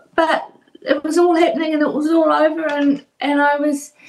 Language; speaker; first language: English; native; English